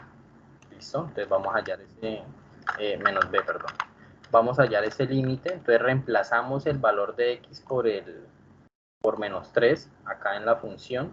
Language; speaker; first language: Spanish; native; Spanish